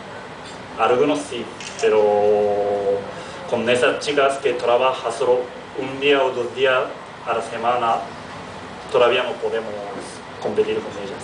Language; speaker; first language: Spanish; non-native, fluent; Japanese